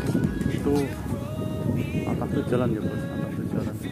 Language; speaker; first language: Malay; non-native, local second language; Javanese